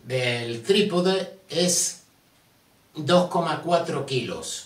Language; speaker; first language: Spanish; native; Spanish